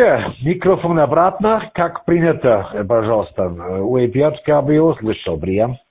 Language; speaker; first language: Russian; non-native, learner; German